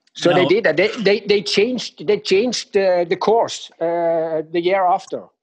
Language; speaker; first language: English; non-native, fluent; Norwegian